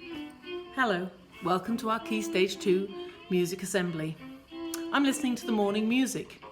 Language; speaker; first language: English; native; English